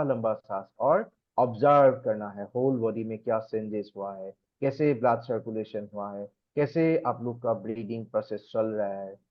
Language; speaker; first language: Hindi; non-native, local second language; Assamese